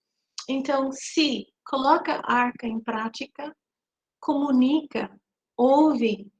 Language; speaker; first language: Portuguese; non-native, fluent; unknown